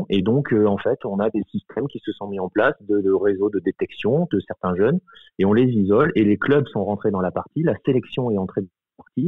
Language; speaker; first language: French; native; French